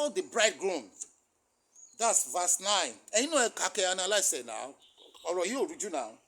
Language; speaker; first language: English; non-native, local second language; Yoruba